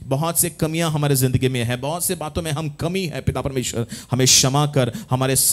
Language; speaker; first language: Hindi; non-native, local second language; Tamil